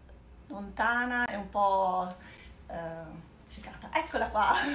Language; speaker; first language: Italian; native; Italian